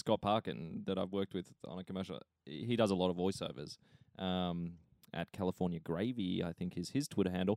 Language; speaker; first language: English; native; English